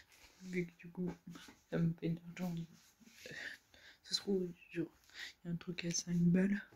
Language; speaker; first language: French; native; French